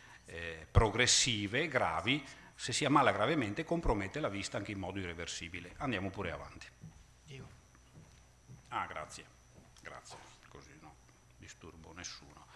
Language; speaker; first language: Italian; native; Italian